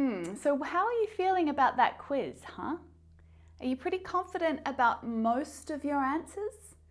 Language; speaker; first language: English; native; English